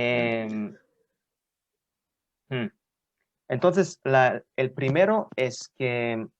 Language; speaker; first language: Spanish; non-native, learner; Hebrew